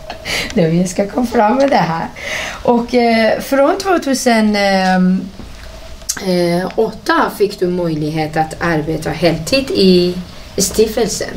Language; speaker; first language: Swedish; non-native, fluent; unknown